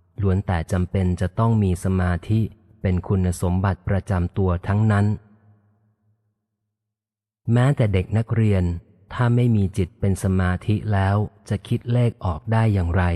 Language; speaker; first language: Thai; native; Thai